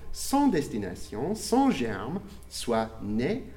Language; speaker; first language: French; non-native, fluent; English